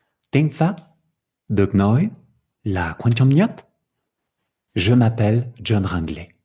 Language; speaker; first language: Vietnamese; non-native, learner; French